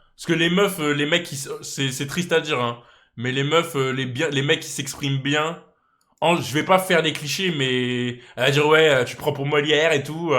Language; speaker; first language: French; native; French